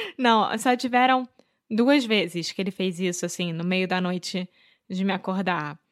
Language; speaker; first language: Portuguese; native; Portuguese